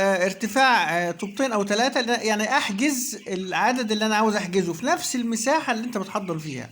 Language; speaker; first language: Arabic; native; Arabic